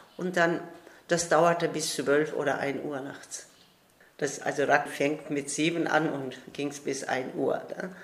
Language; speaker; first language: German; non-native, fluent; Turkish